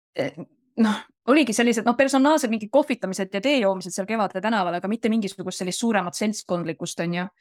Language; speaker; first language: Estonian; native; Estonian